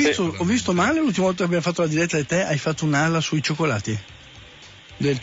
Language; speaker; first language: Italian; native; Italian